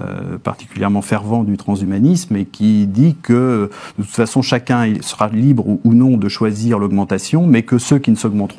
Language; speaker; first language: French; native; French